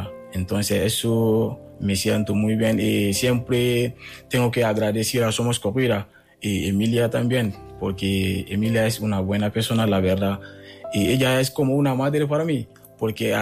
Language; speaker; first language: Spanish; non-native, fluent; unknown